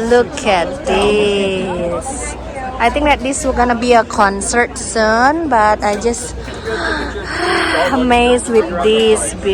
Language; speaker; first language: English; non-native, fluent; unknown